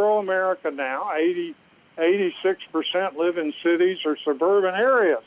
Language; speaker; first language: English; native; English